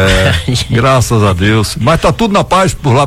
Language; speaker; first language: Portuguese; native; Portuguese